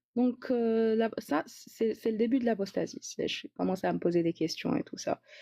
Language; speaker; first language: French; non-native, local second language; Arabic